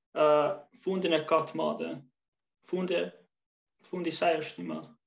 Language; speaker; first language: Albanian; early bilingual, other home language; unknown